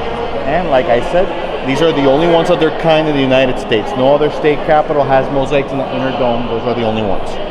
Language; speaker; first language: English; non-native, local second language; Spanish